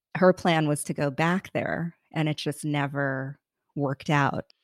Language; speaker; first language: English; early bilingual, other home language; Hindi